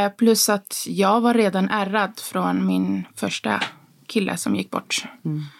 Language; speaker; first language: Swedish; early bilingual, other home language; Spanish